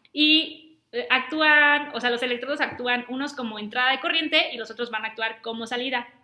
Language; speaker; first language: Spanish; native; Spanish